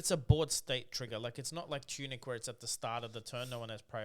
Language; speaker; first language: English; native; English